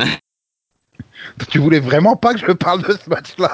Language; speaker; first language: French; native; French